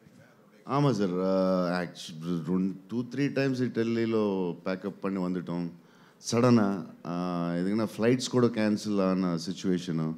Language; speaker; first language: Tamil; non-native, learner; Telugu